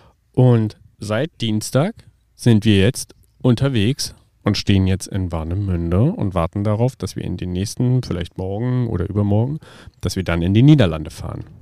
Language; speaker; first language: German; native; German